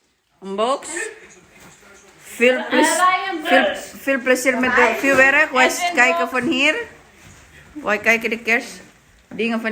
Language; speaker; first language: Dutch; non-native, learner; Indonesian